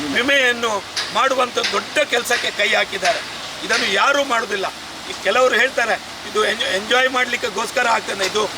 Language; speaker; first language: Kannada; native; Kannada